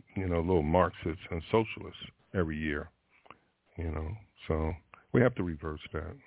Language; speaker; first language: English; native; English